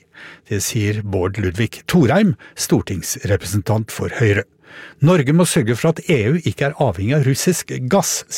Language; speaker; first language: Norwegian; native; Norwegian